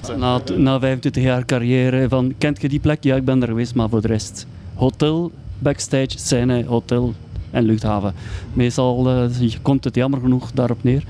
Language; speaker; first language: Dutch; native; Dutch